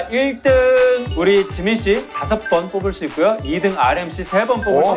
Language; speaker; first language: Korean; native; Korean